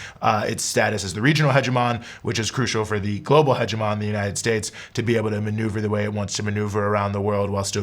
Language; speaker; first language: English; native; English